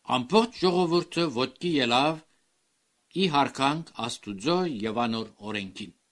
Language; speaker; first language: Armenian; early bilingual, heritage; Armenian